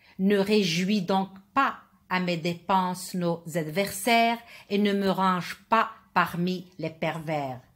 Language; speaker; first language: French; non-native, local second language; Arabic